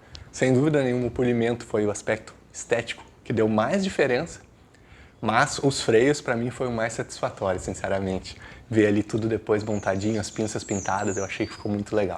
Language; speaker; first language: Portuguese; native; Portuguese